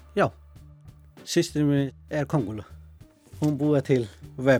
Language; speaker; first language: Icelandic; non-native, learner; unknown